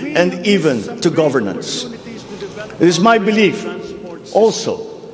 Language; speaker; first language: English; non-native, local second language; Filipino